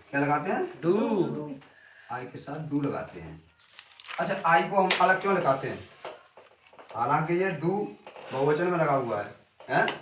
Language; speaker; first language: Hindi; native; Hindi